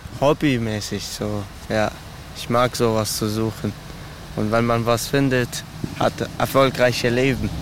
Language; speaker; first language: German; non-native, learner; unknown